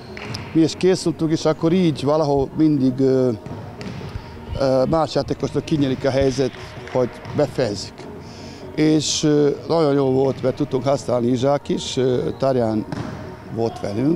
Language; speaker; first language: Hungarian; non-native, fluent; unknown